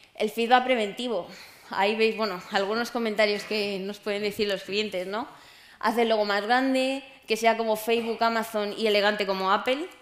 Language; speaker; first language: Spanish; native; Spanish